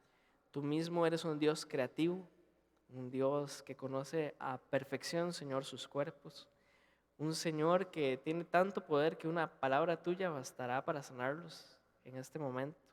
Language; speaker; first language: Spanish; native; Spanish